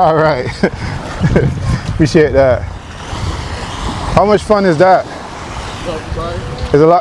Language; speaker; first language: English; native; English